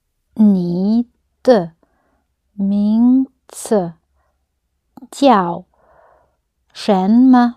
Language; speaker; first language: Chinese; non-native, learner; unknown